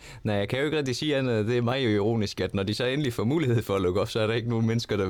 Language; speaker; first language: Danish; native; Danish